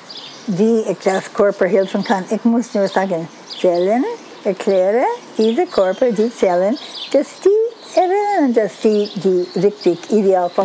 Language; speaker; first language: German; non-native, fluent; English